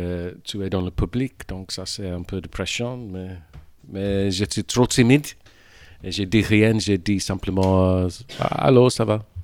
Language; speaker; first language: French; non-native, fluent; English